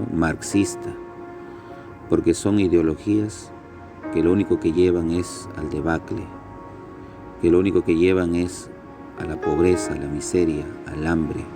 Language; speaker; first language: Spanish; native; Spanish